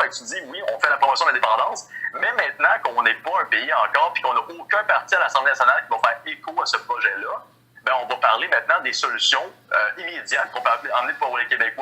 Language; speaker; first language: French; native; French